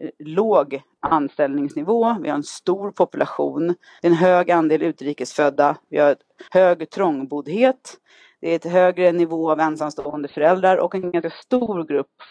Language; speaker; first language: Swedish; native; Swedish